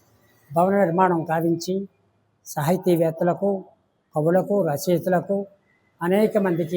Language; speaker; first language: Telugu; native; Telugu